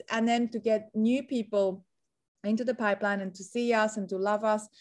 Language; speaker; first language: English; non-native, fluent; Swiss German